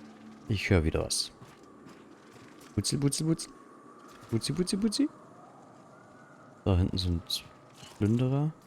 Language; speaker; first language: German; native; German